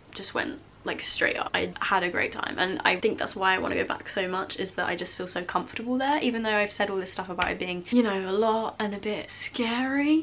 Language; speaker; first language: English; native; English